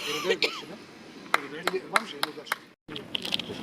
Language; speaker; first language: Russian; non-native, local second language; Chuvash